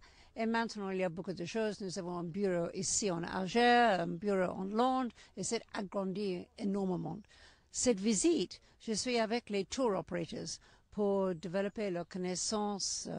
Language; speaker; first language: French; non-native, learner; English